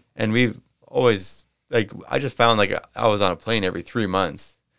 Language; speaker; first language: English; native; English